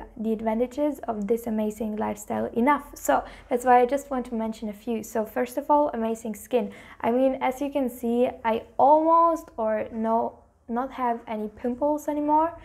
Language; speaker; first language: English; non-native, fluent; German